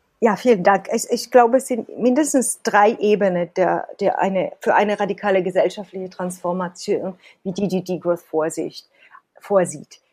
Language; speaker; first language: German; non-native, fluent; Italian